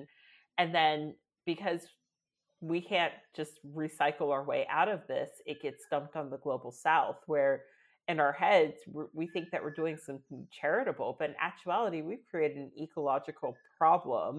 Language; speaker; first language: English; native; English